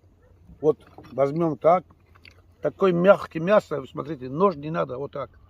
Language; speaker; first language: Russian; non-native, learner; Tajik